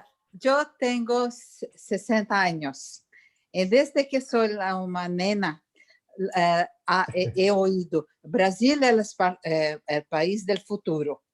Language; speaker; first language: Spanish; non-native, learner; Portuguese